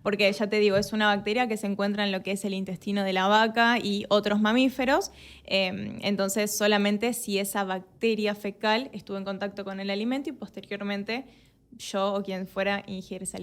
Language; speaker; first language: Spanish; native; Spanish